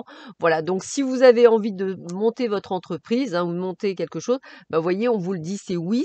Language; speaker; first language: French; native; French